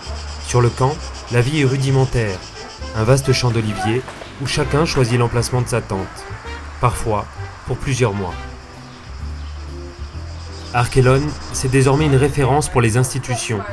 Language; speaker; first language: French; native; French